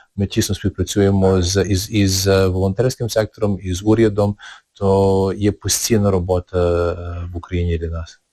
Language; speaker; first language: Ukrainian; early bilingual, heritage; Ukrainian